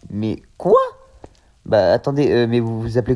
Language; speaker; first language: French; native; French